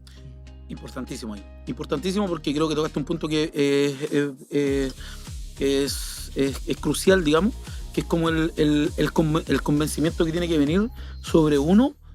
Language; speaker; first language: Spanish; native; Spanish